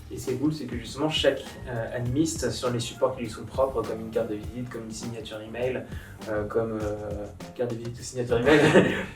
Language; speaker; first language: French; native; French